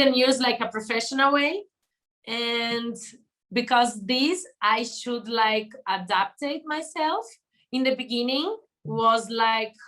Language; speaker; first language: English; non-native, learner; Portuguese